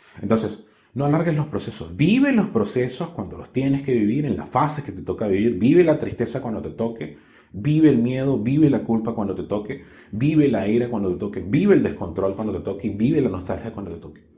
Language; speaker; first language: Spanish; native; Spanish